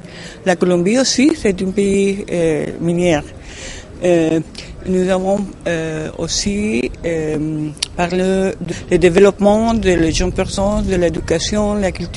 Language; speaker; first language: French; non-native, learner; Spanish